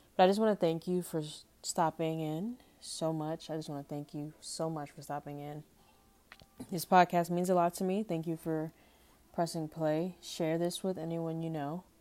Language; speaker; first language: English; native; English